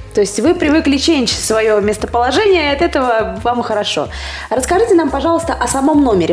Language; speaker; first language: Russian; native; Russian